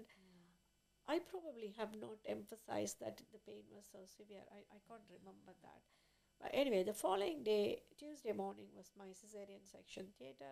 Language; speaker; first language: English; non-native, local second language; Tamil